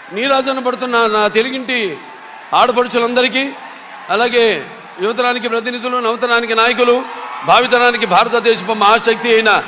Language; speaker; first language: Telugu; native; Telugu